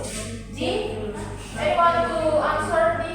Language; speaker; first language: English; non-native, learner; Indonesian